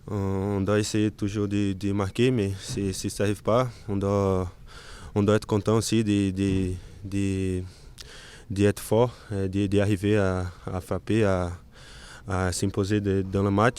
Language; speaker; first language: French; non-native, learner; Portuguese